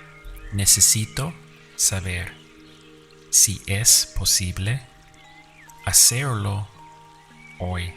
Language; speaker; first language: Spanish; non-native, fluent; English